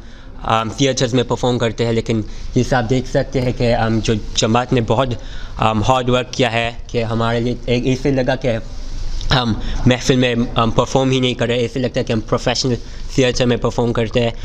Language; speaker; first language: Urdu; early bilingual, heritage; Urdu